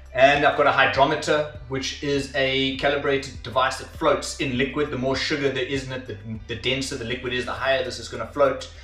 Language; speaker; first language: English; native; English